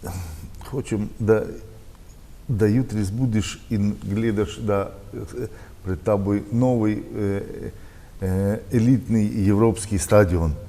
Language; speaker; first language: Slovenian; non-native, learner; Russian